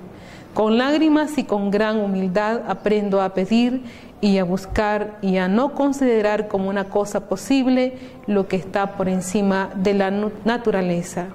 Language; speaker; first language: Spanish; native; Spanish